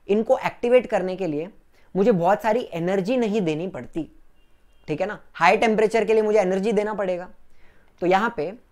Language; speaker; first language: Hindi; non-native, local second language; Gujarati